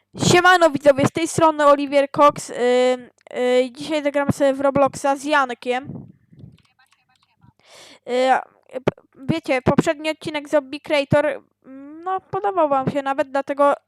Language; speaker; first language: Polish; native; Polish